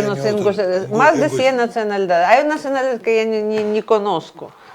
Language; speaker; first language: Spanish; non-native, fluent; Russian